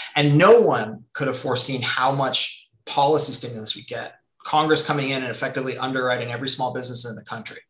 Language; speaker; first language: English; native; English